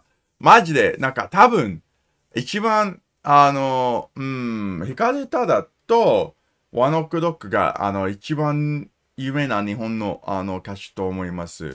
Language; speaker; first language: Japanese; non-native, learner; English